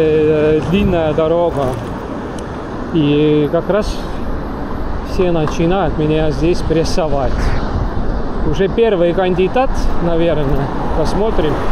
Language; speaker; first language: Russian; non-native, local second language; Estonian